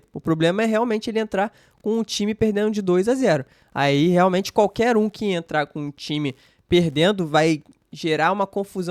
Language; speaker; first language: Portuguese; native; Portuguese